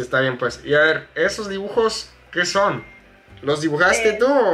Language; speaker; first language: Spanish; non-native, fluent; English